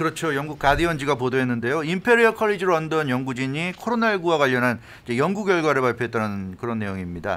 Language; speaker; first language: Korean; native; Korean